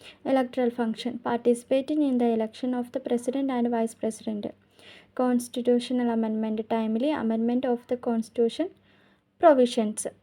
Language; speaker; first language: English; non-native, local second language; Malayalam